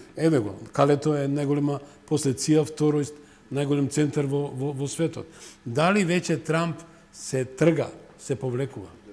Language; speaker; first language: Macedonian; non-native, local second language; Serbian